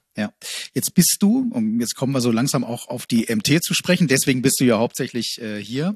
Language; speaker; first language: German; native; German